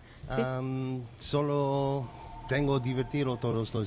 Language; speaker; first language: Spanish; non-native, learner; English